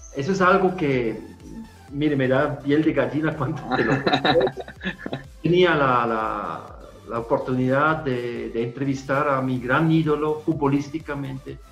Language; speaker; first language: Spanish; non-native, fluent; German